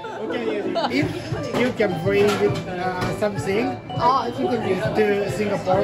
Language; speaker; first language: English; non-native, learner; Japanese